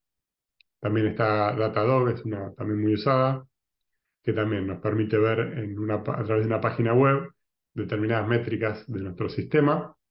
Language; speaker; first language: Spanish; native; Spanish